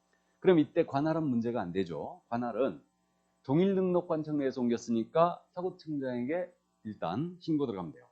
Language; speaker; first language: Korean; native; Korean